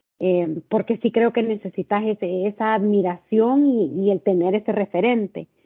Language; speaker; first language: Spanish; native; Spanish